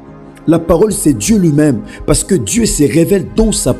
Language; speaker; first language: French; non-native, local second language; Lingala